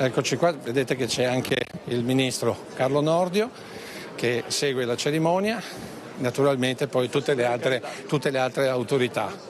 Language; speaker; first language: Italian; native; Italian